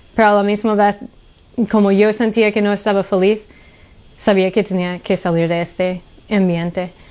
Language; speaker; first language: Spanish; non-native, fluent; English